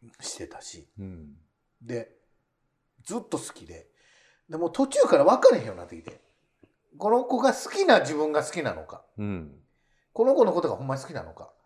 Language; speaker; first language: Japanese; native; Japanese